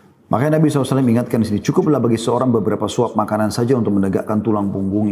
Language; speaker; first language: Indonesian; native; Indonesian